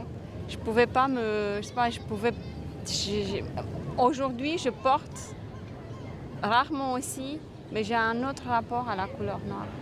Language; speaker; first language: French; non-native, fluent; Romanian